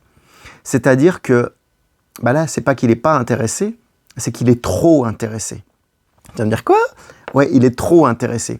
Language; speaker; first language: French; native; French